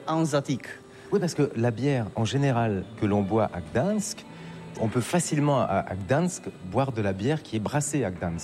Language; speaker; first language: French; native; French